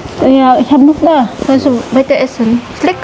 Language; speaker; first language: German; non-native, learner; Filipino